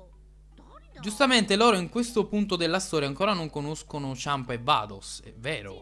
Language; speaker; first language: Italian; native; Italian